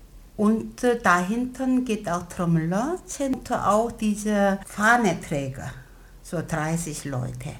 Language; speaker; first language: German; non-native, learner; Korean